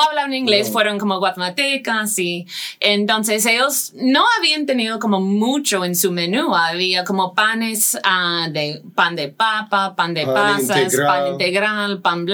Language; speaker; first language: Spanish; non-native, fluent; English